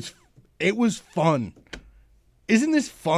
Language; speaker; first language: English; native; English